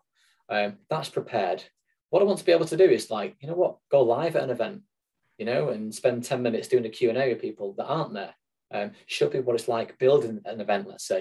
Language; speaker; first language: English; native; English